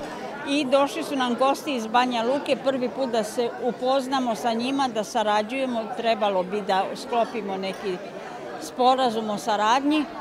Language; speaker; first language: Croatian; non-native, local second language; Romanian